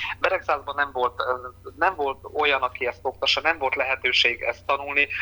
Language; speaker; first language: Hungarian; native; Hungarian